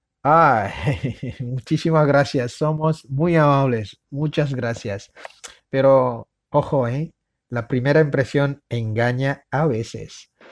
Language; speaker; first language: Spanish; non-native, fluent; Indonesian